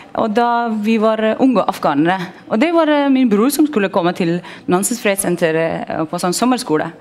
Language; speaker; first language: Norwegian; non-native, fluent; Persian